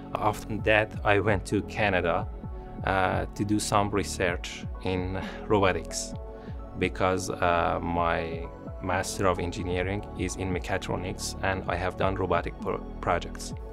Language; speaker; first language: English; non-native, fluent; Persian